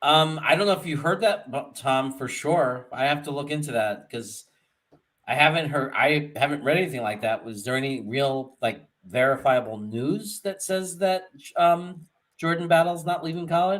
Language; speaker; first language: English; native; English